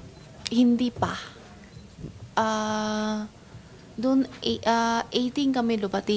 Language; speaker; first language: Filipino; non-native, learner; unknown